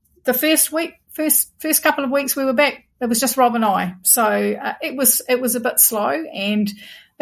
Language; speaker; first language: English; native; English